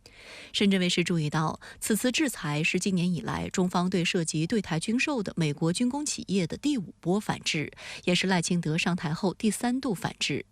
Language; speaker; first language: Chinese; native; Chinese